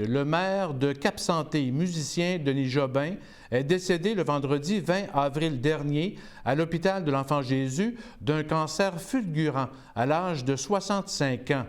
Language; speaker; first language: French; native; French